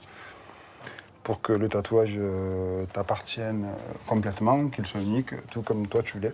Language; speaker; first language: French; native; French